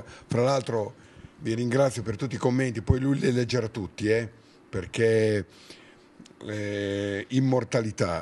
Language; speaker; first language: Italian; native; Italian